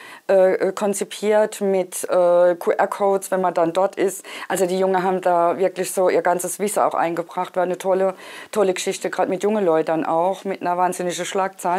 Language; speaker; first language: German; native; German